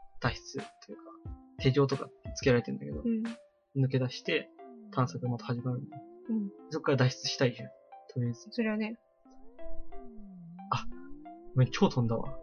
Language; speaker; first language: Japanese; native; Japanese